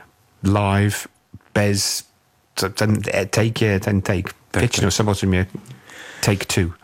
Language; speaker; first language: Czech; non-native, fluent; English